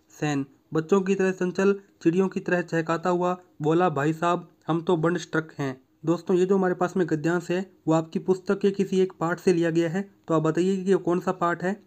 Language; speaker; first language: Hindi; native; Hindi